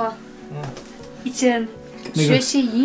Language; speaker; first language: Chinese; non-native, fluent; Russian